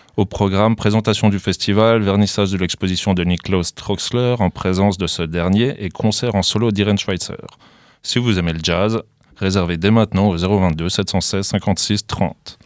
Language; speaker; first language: French; native; French